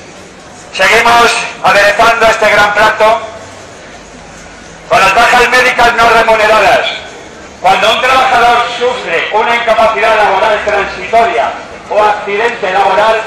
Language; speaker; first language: Spanish; native; Spanish